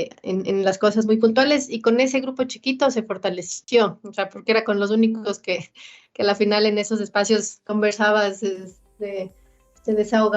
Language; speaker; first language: Spanish; native; Spanish